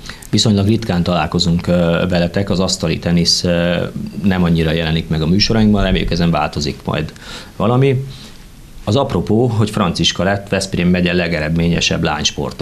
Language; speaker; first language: Hungarian; native; Hungarian